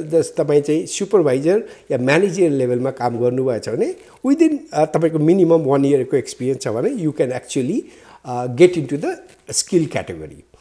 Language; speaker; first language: Nepali; native; Nepali